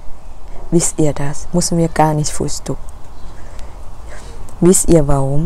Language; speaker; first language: German; non-native, learner; Thai